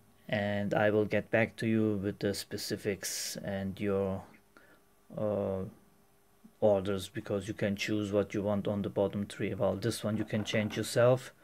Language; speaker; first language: English; non-native, fluent; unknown